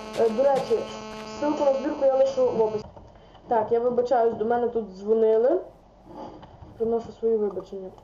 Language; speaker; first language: Ukrainian; native; Ukrainian